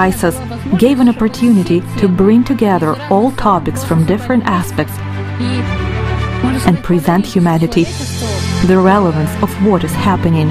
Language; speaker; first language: English; non-native, fluent; Vietnamese